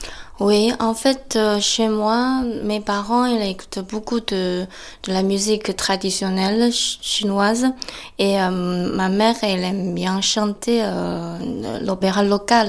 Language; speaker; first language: French; non-native, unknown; Chinese